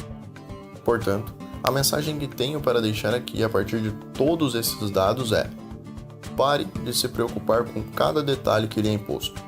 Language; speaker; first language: Portuguese; native; Portuguese